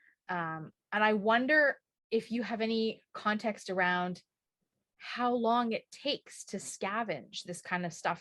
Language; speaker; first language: English; native; English